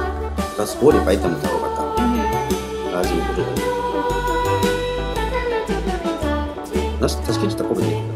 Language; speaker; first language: Russian; non-native, learner; Korean